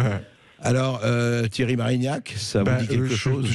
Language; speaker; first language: French; native; French